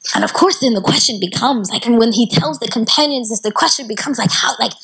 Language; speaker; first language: English; native; English